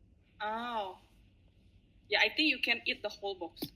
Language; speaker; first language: English; non-native, fluent; Indonesian